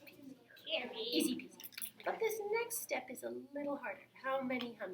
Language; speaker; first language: English; native; English